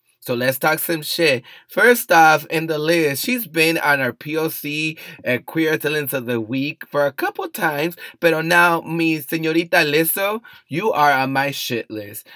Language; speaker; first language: English; early bilingual, other home language; Spanish